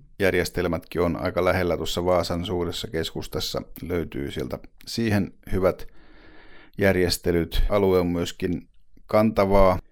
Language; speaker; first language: Finnish; native; Finnish